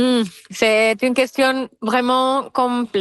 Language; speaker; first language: French; non-native, fluent; Spanish